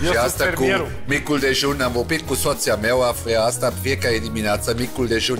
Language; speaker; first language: Romanian; non-native, learner; German